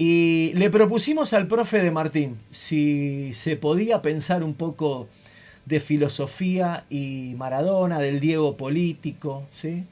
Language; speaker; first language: Spanish; native; Spanish